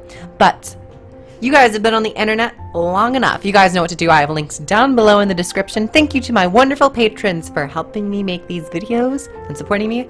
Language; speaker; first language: English; native; English